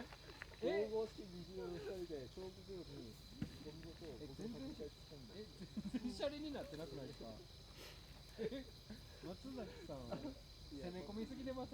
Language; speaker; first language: Japanese; native; Japanese